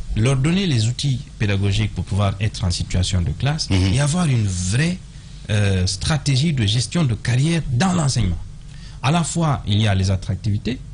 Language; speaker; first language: French; non-native, local second language; Fula